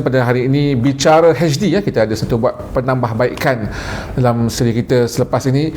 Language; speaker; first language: Malay; native; Malay